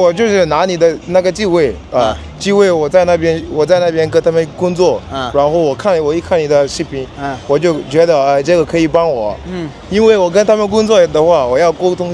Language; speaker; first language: Chinese; non-native, learner; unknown